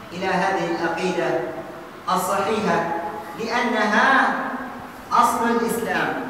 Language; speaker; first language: Arabic; non-native, fluent; Fula